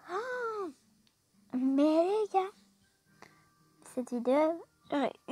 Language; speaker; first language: French; native; French